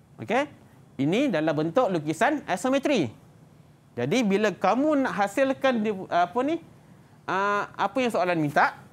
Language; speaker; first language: Malay; native; Malay